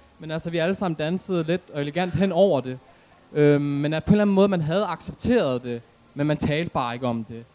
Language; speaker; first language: Danish; early bilingual, other home language; Arabic